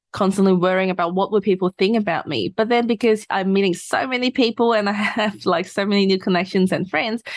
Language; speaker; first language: English; non-native, local second language; Cantonese